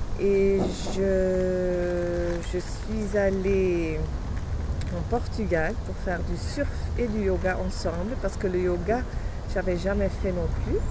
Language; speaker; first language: French; non-native, fluent; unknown